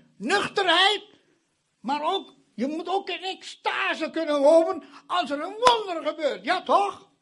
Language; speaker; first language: Dutch; non-native, fluent; Indonesian